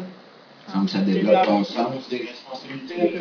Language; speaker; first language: French; native; French